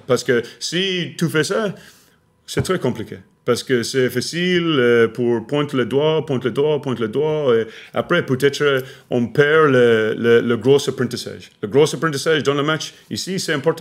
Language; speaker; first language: French; non-native, learner; English